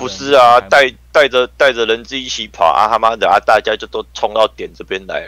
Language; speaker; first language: Chinese; native; Chinese